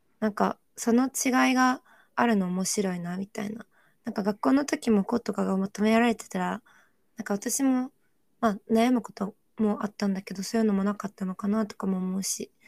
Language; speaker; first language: Japanese; early bilingual, other home language; Korean